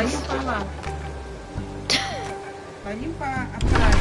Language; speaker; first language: Portuguese; native; Portuguese